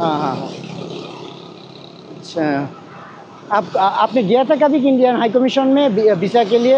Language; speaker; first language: Hindi; non-native, learner; Bangla